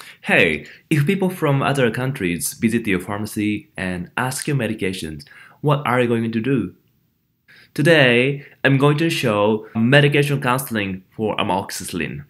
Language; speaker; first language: English; non-native, fluent; Japanese